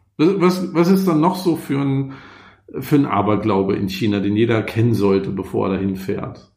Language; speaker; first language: German; native; German